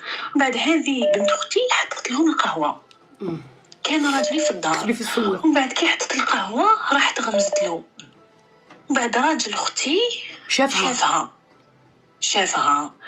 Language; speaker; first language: Arabic; native; Arabic